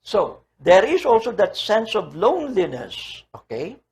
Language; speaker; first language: English; non-native, local second language; Filipino